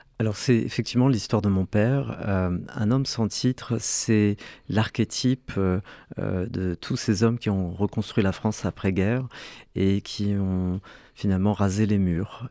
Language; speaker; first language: French; early bilingual, other home language; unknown